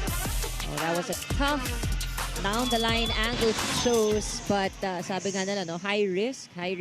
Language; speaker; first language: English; non-native, local second language; Filipino